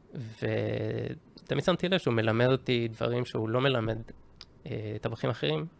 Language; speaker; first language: Hebrew; early bilingual, other home language; Japanese